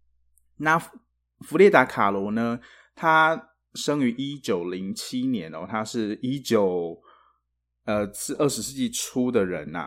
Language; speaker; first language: Chinese; native; Chinese